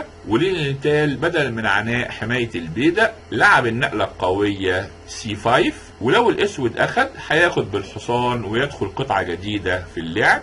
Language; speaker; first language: Arabic; native; Arabic